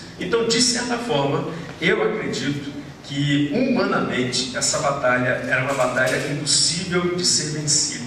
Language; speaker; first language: Portuguese; native; Portuguese